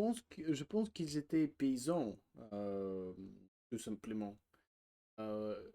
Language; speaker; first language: French; non-native, learner; Russian